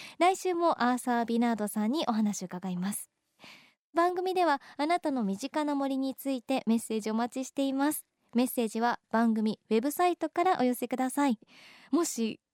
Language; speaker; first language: Japanese; native; Japanese